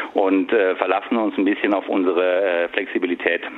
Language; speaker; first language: German; native; German